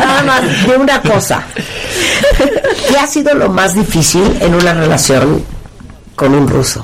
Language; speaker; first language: Spanish; native; Spanish